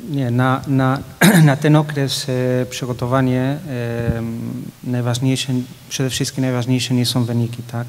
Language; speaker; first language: Polish; non-native, fluent; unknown